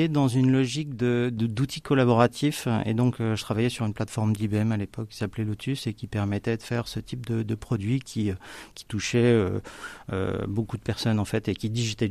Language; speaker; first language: French; native; French